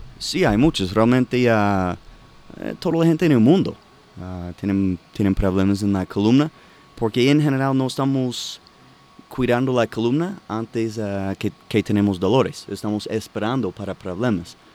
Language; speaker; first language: Spanish; non-native, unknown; English